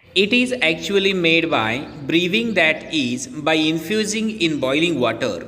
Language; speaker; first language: English; non-native, local second language; Marathi